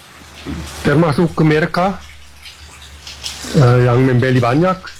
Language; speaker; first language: Indonesian; non-native, fluent; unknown